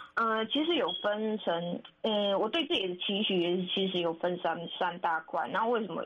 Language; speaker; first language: Chinese; native; Chinese